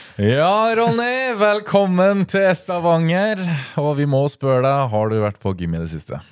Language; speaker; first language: Norwegian; native; Norwegian